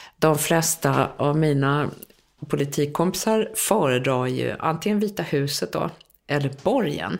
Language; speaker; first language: Swedish; native; Swedish